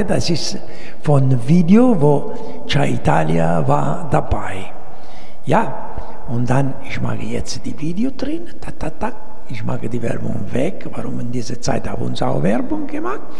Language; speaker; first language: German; non-native, learner; Italian